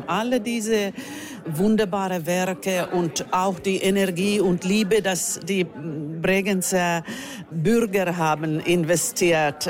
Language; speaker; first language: German; non-native, fluent; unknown